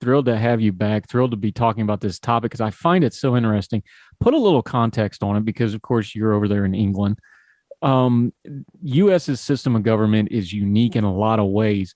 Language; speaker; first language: English; native; English